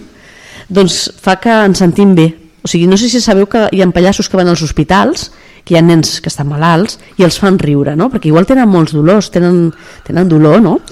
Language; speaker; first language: Catalan; native; Catalan